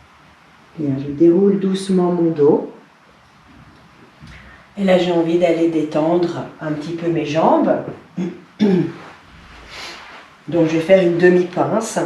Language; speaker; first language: French; native; French